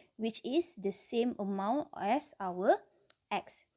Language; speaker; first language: English; non-native, local second language; Malay